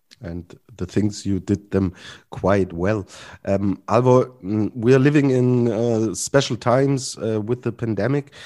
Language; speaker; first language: English; non-native, fluent; German